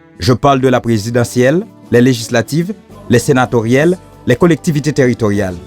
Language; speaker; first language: French; non-native, local second language; Haitian Creole